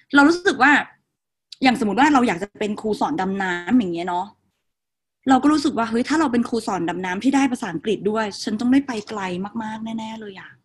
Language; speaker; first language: Thai; non-native, local second language; Northeastern Thai